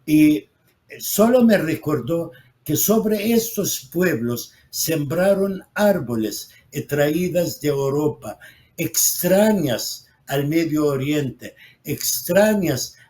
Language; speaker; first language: Spanish; non-native, fluent; Arabic